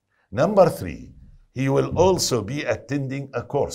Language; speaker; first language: English; non-native, fluent; Arabic